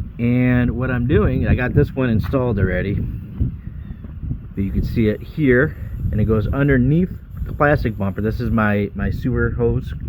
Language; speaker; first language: English; native; English